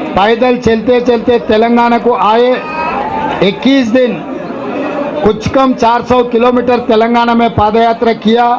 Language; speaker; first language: Hindi; non-native, local second language; Telugu